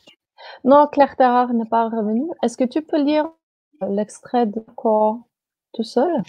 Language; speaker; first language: French; non-native, fluent; Slovenian